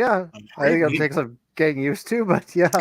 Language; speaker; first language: English; native; English